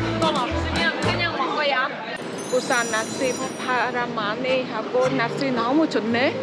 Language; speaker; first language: Korean; non-native, learner; Vietnamese